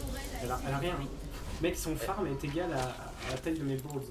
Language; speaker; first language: French; native; French